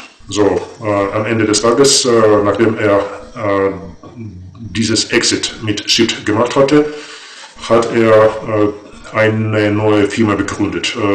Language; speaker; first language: German; non-native, fluent; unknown